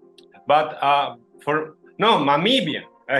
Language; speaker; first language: English; non-native, learner; Spanish